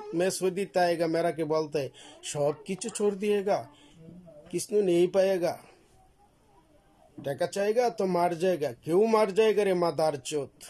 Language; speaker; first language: Hindi; non-native, learner; Bangla